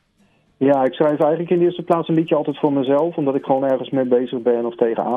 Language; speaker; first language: Dutch; native; Dutch